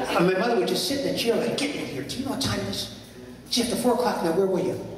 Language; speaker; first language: English; native; English